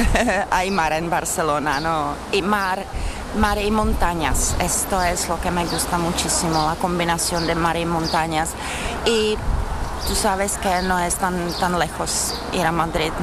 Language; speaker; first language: Spanish; non-native, learner; Czech